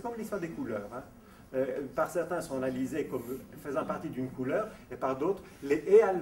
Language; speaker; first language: French; non-native, fluent; Italian